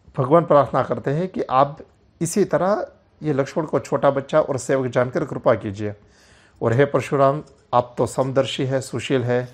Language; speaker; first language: Hindi; non-native, local second language; Gujarati